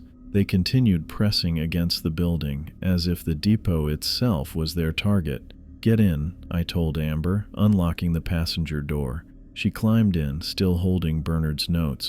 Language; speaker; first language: English; native; English